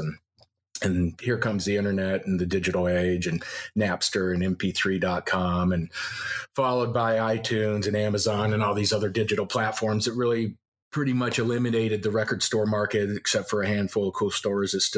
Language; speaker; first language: English; native; English